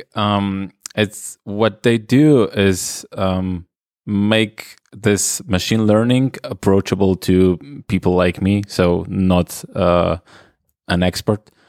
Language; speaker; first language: English; non-native, fluent; Slovenian